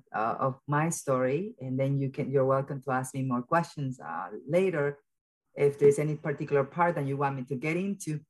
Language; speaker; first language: English; early bilingual, other home language; Spanish